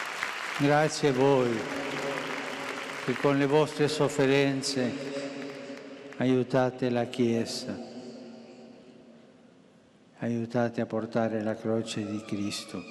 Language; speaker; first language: Italian; non-native, fluent; Spanish